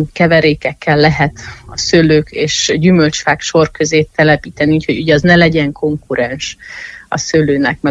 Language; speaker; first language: Hungarian; native; Hungarian